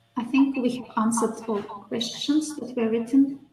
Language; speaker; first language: English; non-native, fluent; Lithuanian